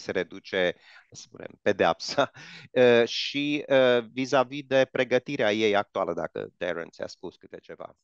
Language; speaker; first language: Romanian; native; Romanian